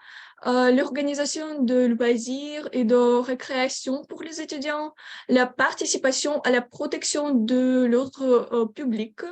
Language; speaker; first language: French; non-native, learner; Ukrainian